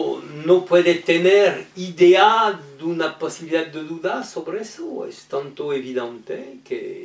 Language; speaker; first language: Spanish; non-native, learner; French